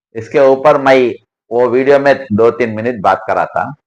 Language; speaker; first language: Hindi; non-native, local second language; Telugu